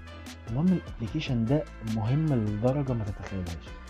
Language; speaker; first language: Arabic; native; Arabic